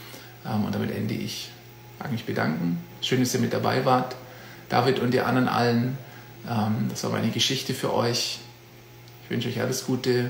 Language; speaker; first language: German; native; German